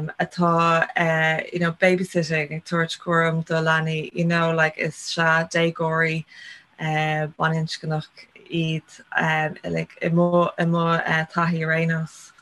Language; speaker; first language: Irish; non-native, local second language; English